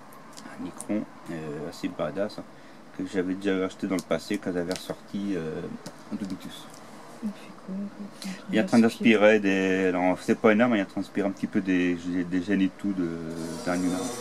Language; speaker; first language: French; native; French